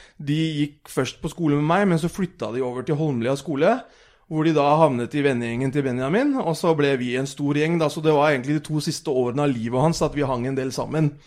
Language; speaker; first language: Norwegian; early bilingual, other home language; Urdu